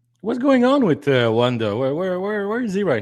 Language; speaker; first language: English; non-native, fluent; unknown